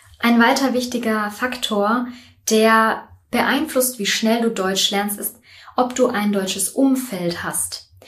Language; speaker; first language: German; native; German